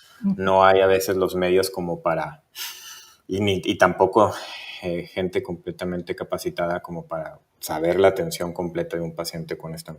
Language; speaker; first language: Spanish; native; Spanish